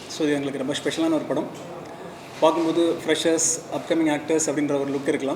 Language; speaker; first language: Tamil; native; Tamil